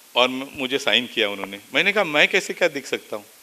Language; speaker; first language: Hindi; non-native, local second language; Marathi